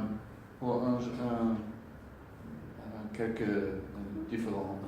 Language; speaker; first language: French; non-native, learner; German